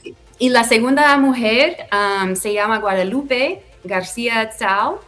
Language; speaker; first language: Spanish; non-native, fluent; English